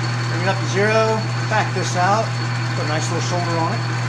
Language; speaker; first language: English; native; English